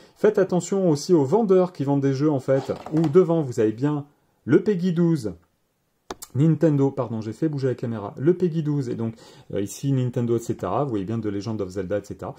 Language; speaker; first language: French; native; French